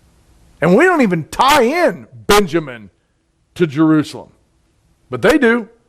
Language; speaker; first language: English; native; English